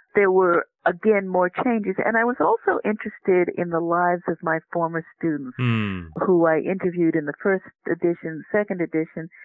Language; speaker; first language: English; native; English